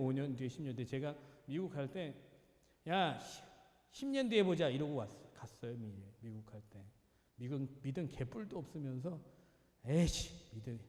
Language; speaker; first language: Korean; native; Korean